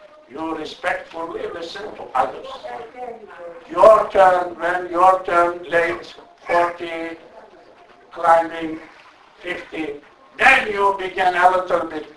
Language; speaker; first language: English; non-native, fluent; Turkish